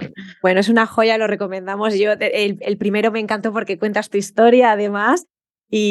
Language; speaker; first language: Spanish; native; Spanish